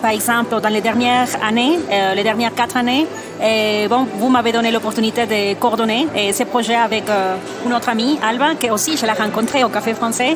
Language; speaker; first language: French; non-native, fluent; Spanish